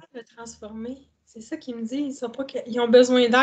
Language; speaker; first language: French; native; French